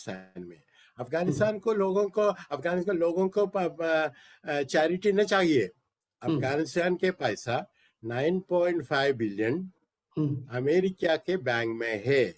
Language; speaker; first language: Hindi; non-native, local second language; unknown